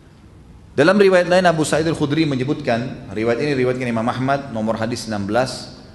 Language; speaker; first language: Indonesian; native; Indonesian